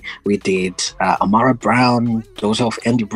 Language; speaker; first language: English; non-native, local second language; Shona